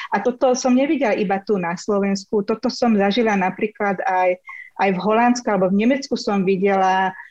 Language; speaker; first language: Slovak; non-native, local second language; Hungarian